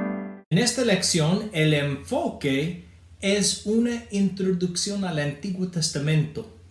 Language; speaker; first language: Spanish; non-native, fluent; English